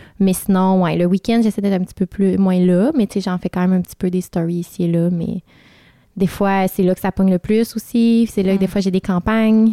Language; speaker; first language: French; native; French